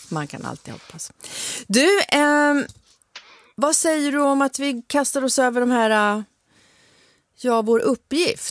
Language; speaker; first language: Swedish; native; Swedish